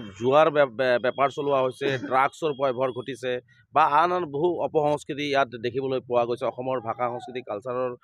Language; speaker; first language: Assamese; non-native, local second language; Bangla